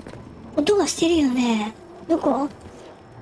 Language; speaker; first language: Japanese; native; Japanese